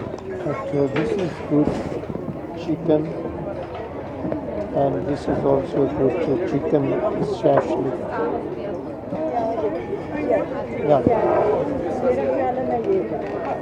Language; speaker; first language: English; non-native, fluent; Urdu